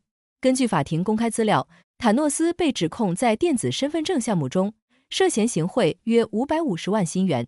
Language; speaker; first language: Chinese; native; Chinese